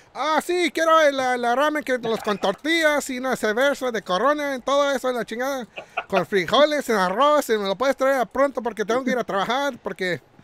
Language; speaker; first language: Spanish; early bilingual, heritage; Spanish